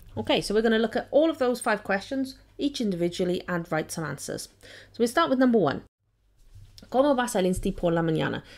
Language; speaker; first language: English; native; English